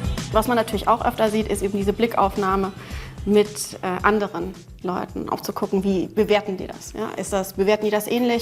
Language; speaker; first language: German; native; German